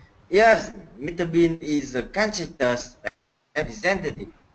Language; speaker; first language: English; non-native, learner; Vietnamese